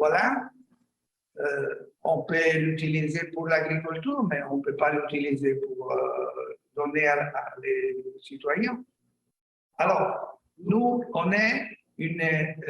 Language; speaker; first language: French; non-native, learner; Italian